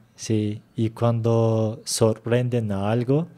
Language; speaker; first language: Spanish; non-native, fluent; Turkish